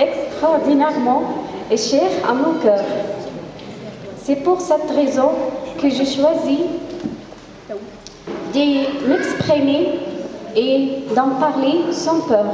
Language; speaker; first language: French; non-native, learner; Arabic